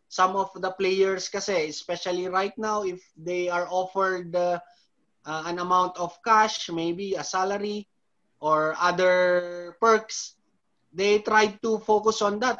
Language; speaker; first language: English; non-native, local second language; Filipino